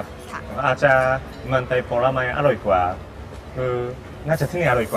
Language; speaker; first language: Thai; non-native, learner; Japanese